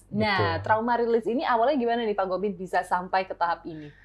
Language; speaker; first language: Indonesian; native; Indonesian